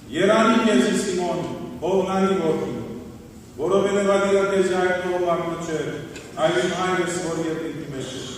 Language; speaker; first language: Armenian; early bilingual, heritage; Armenian